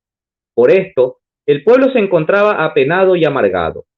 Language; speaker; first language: Spanish; native; Spanish